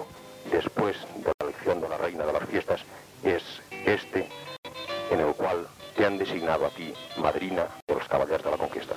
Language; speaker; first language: Spanish; native; Spanish